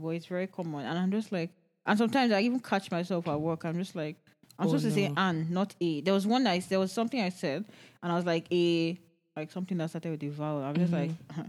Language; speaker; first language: English; non-native, local second language; Yoruba